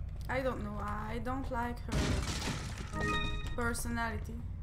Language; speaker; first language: English; non-native, learner; French